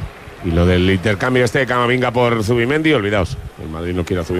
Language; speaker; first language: Spanish; native; Spanish